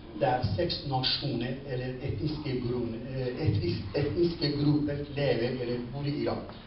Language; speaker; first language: Norwegian; non-native, learner; Kurdish